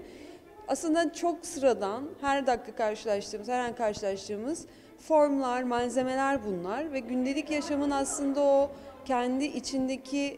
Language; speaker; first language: Turkish; native; Turkish